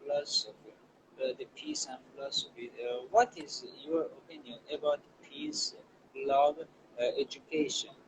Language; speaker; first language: English; non-native, learner; Persian